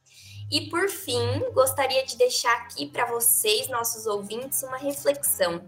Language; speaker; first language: Portuguese; native; Portuguese